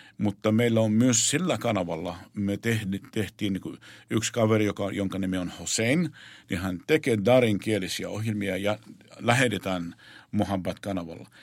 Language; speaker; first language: Finnish; non-native, fluent; Arabic